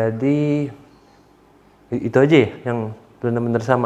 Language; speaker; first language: Indonesian; native; Indonesian